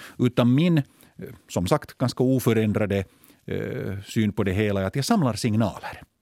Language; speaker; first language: Swedish; native; Swedish